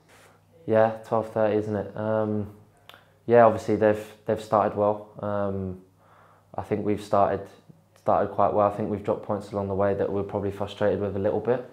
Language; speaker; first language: English; native; English